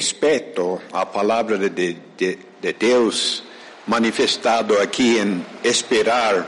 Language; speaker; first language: Portuguese; non-native, fluent; Spanish